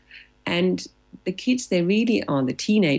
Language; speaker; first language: English; non-native, fluent; German